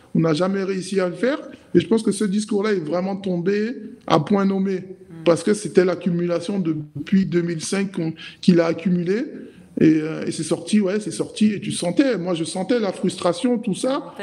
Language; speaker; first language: French; native; French